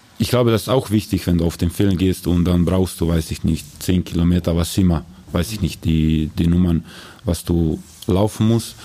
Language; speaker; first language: German; non-native, learner; Croatian